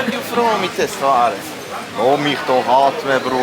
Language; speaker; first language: German; non-native, local second language; Croatian